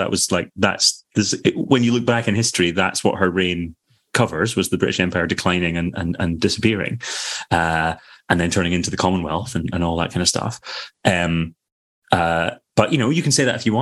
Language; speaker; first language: English; native; English